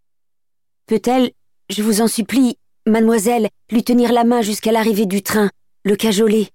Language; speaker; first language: French; native; French